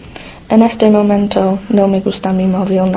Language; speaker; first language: Spanish; non-native, learner; English